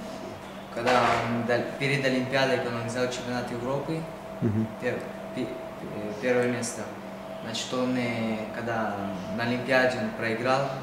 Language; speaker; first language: Russian; early bilingual, heritage; Hebrew